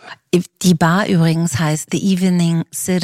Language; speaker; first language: German; native; German